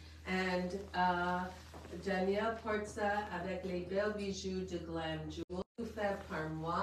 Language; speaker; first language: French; non-native, local second language; English